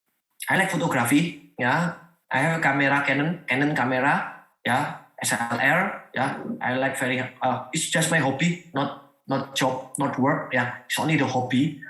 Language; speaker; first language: English; non-native, learner; Indonesian